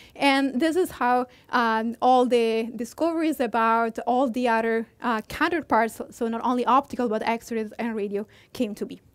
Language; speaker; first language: English; non-native, fluent; Italian